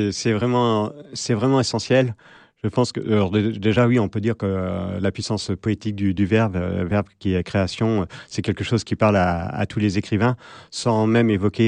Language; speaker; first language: French; native; French